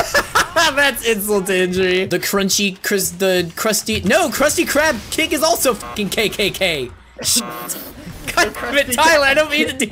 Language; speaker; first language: English; native; English